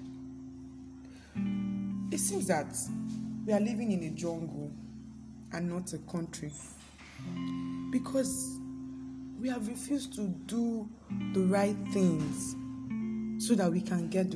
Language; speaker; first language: English; non-native, local second language; Yoruba